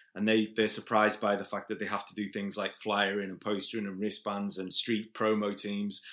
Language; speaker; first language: English; native; English